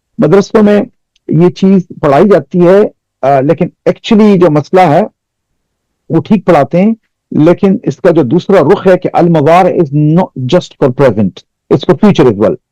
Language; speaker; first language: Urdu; non-native, local second language; Pashto